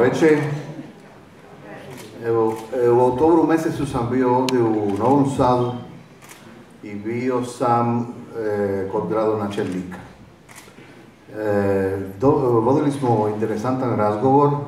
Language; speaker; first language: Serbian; non-native, fluent; Spanish